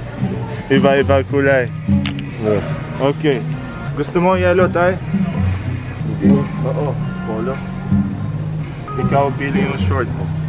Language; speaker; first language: Filipino; non-native, learner; Arabic